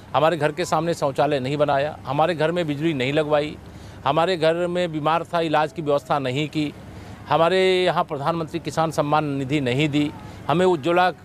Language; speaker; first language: Hindi; native; Hindi